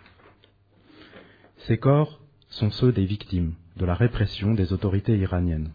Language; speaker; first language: French; native; French